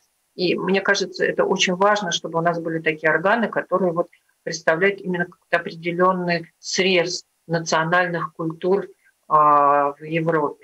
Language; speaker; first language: Russian; native; Russian